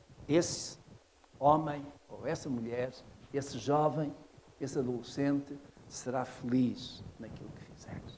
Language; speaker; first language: Portuguese; native; Portuguese